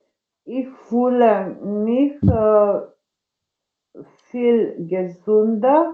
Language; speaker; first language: German; non-native, learner; Macedonian